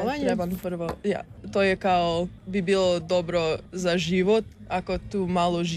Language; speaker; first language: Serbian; early bilingual, heritage; English